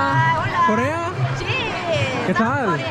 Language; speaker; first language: Spanish; non-native, learner; Swahili